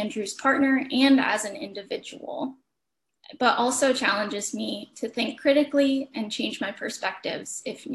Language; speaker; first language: English; native; English